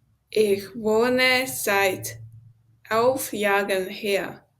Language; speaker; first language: German; non-native, learner; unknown